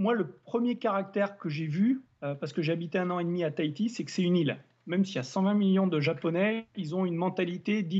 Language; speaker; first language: French; native; French